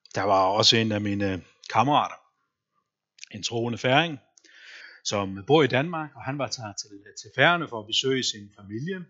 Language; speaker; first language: Danish; non-native, local second language; Faroese